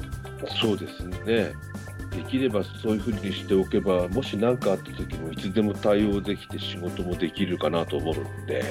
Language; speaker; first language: Japanese; native; Japanese